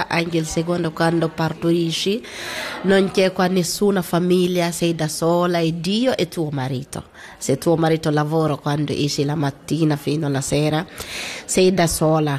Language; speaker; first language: Italian; non-native, learner; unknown